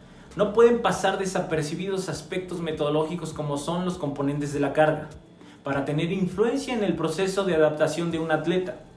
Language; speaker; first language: Spanish; native; Spanish